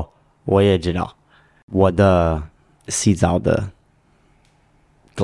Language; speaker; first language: Chinese; non-native, learner; English